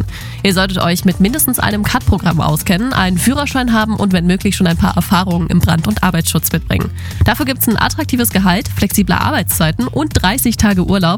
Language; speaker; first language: German; native; German